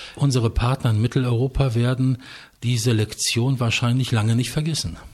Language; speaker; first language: German; non-native, fluent; Polish